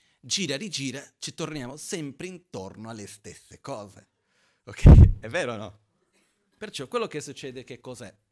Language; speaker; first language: Italian; non-native, fluent; Portuguese